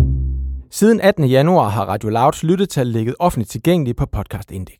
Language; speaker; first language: Danish; native; Danish